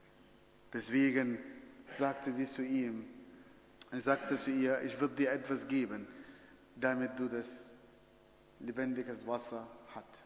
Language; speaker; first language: German; non-native, fluent; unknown